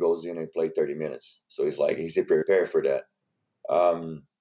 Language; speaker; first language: English; non-native, fluent; Portuguese